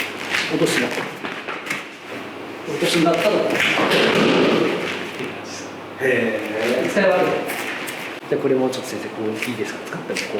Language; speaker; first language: Japanese; native; Japanese